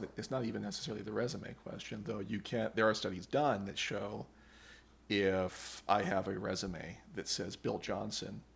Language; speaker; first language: English; native; English